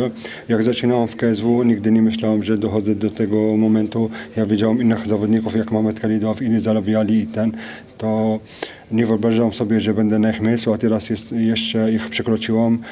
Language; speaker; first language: Polish; non-native, fluent; French